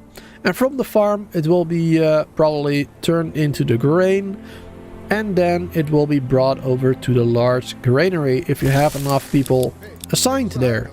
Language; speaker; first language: English; native; English